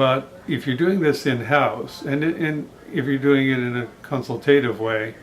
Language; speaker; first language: English; native; English